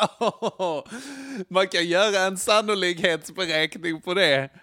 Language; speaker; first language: Swedish; native; Swedish